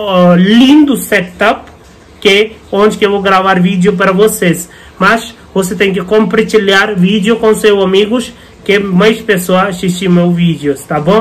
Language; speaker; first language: Portuguese; non-native, fluent; Hindi